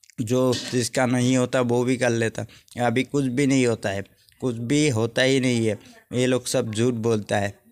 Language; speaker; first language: Hindi; non-native, local second language; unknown